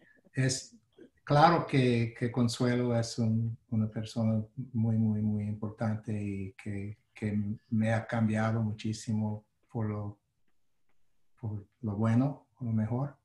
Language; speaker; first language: Spanish; non-native, fluent; English